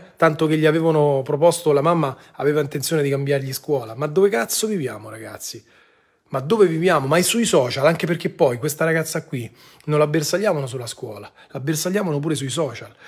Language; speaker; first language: Italian; native; Italian